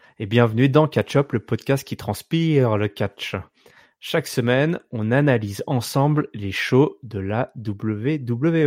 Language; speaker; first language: French; native; French